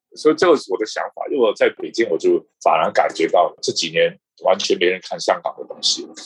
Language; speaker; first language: Chinese; non-native, local second language; Cantonese